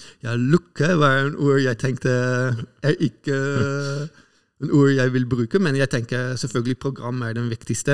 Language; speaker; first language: Norwegian; non-native, fluent; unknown